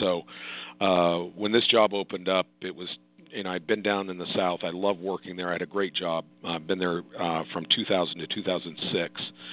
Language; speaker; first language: English; native; English